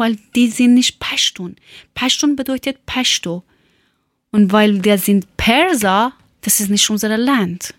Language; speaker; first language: German; non-native, learner; Persian